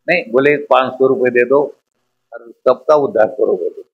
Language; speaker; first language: Hindi; non-native, local second language; Marathi